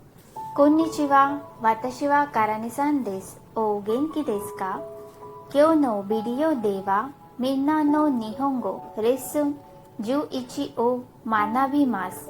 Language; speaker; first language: Japanese; non-native, fluent; Hindi